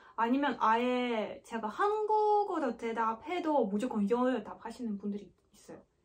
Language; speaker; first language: Korean; non-native, fluent; Russian